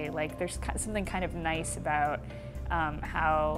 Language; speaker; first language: English; native; English